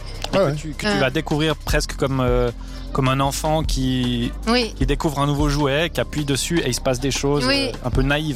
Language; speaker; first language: French; native; French